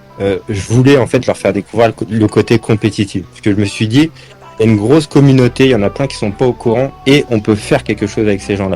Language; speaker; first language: French; native; French